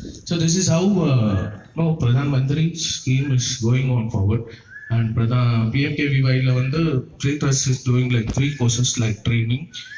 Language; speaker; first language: English; non-native, local second language; Tamil